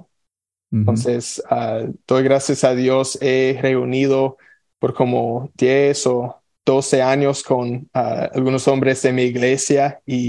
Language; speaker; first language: Spanish; non-native, fluent; English